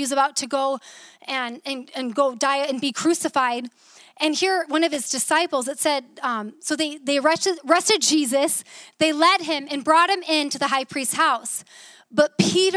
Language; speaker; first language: English; native; English